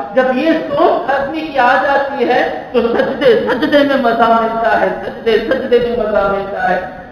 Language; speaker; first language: Urdu; native; Urdu